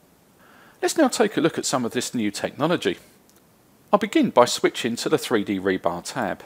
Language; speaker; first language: English; native; English